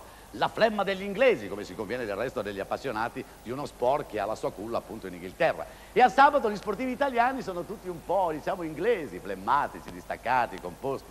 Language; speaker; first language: Italian; native; Italian